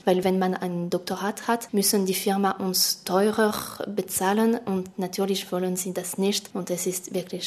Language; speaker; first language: German; non-native, fluent; French